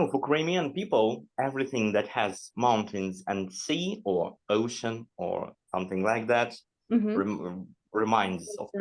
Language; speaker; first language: English; non-native, fluent; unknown